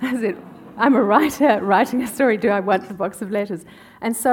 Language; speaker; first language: English; native; English